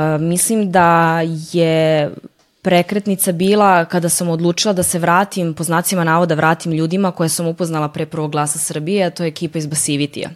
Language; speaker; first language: Serbian; early bilingual, heritage; Serbian